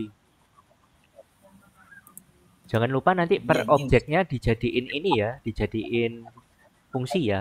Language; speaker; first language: Indonesian; native; Indonesian